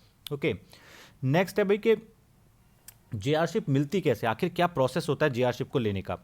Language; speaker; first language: Hindi; native; Hindi